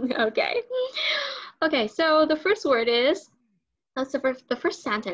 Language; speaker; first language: English; non-native, learner; Vietnamese